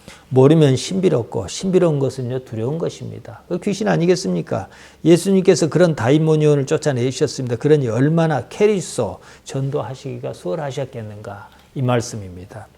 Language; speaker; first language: Korean; native; Korean